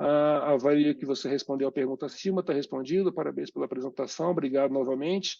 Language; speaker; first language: Portuguese; native; Portuguese